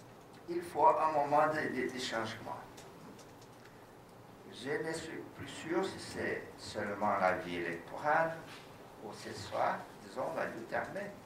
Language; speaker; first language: French; non-native, fluent; Portuguese